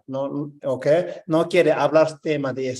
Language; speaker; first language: Spanish; non-native, learner; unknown